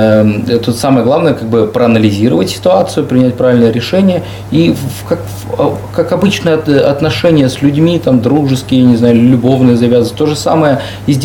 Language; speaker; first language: Russian; native; Russian